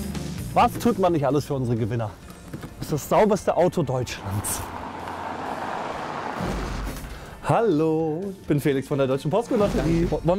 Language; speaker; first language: German; native; German